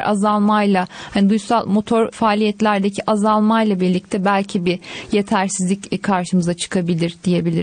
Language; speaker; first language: Turkish; native; Turkish